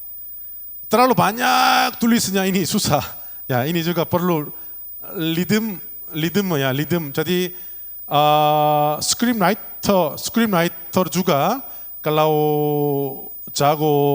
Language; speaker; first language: Indonesian; non-native, learner; Korean